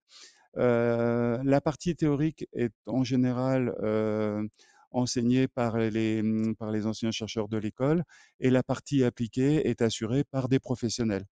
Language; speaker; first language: French; native; French